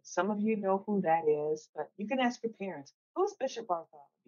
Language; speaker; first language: English; native; English